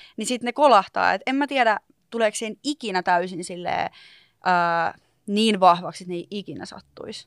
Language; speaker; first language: Finnish; native; Finnish